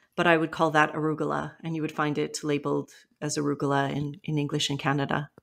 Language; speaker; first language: English; native; English